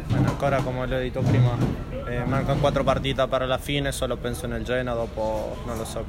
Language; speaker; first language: Italian; non-native, learner; Spanish